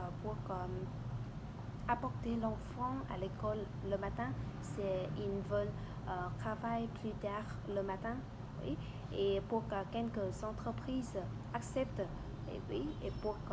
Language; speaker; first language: French; non-native, learner; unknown